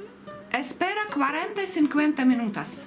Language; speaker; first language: Spanish; non-native, learner; Russian